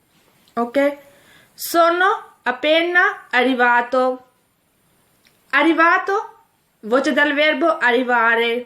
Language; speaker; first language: Italian; non-native, fluent; Urdu